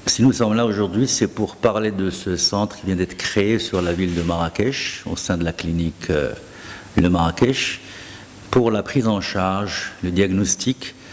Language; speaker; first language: French; non-native, local second language; Arabic